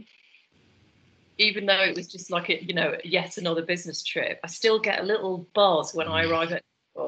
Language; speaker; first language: English; native; English